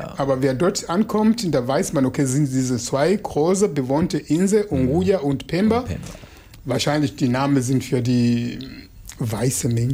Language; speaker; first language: German; non-native, fluent; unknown